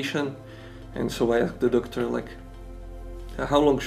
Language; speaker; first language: English; non-native, fluent; Slovak